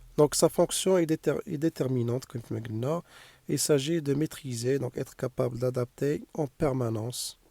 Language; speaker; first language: French; non-native, local second language; Arabic